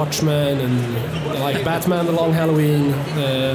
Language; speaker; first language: English; non-native, fluent; Swedish